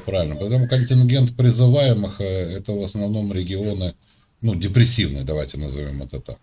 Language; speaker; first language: Russian; native; Russian